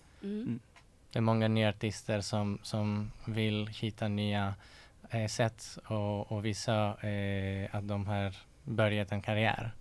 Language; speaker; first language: Swedish; non-native, fluent; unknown